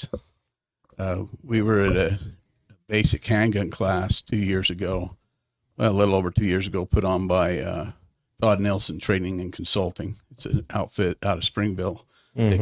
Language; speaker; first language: English; native; English